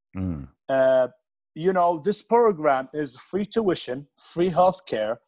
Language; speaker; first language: English; non-native, fluent; Arabic